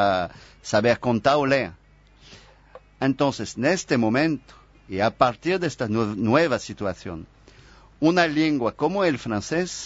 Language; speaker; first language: Portuguese; non-native, fluent; French